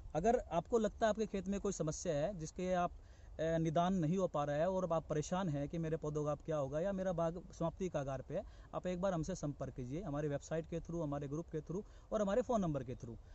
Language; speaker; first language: Hindi; native; Hindi